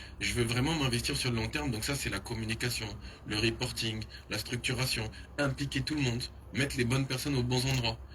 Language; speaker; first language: French; early bilingual, other home language; Haitian Creole